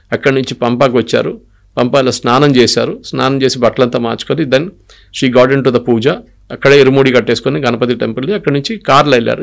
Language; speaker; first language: Telugu; non-native, local second language; Malayalam